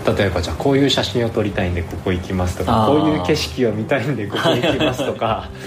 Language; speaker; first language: Japanese; native; Japanese